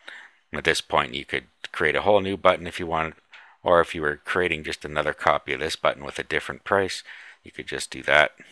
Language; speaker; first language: English; native; English